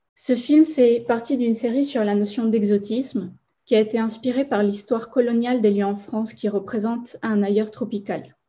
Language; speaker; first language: French; non-native, fluent; Spanish